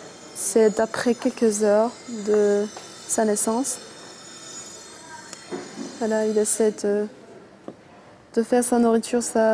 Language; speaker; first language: French; non-native, local second language; Arabic